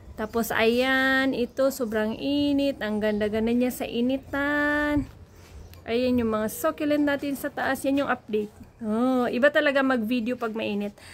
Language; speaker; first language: Filipino; non-native, local second language; Cebuano